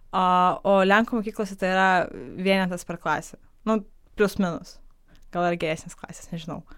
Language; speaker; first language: Lithuanian; non-native, local second language; Polish